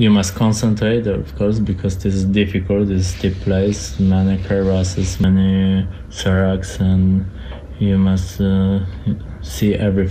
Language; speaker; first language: English; non-native, learner; Polish